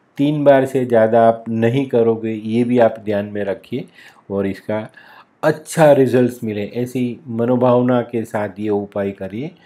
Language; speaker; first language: Hindi; non-native, local second language; Gujarati